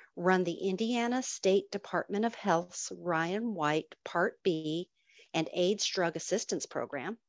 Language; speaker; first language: English; native; English